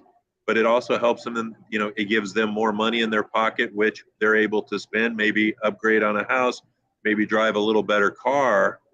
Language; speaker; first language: English; native; English